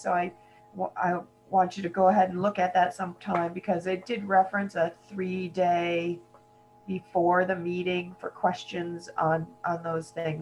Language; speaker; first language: English; native; English